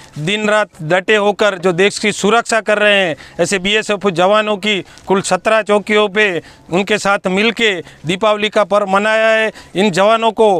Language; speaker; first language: Hindi; non-native, local second language; Gujarati